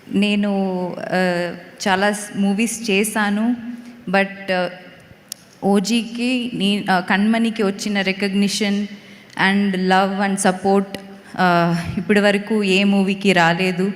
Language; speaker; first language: Telugu; non-native, learner; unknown